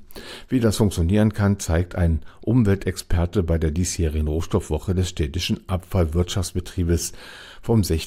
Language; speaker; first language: German; native; German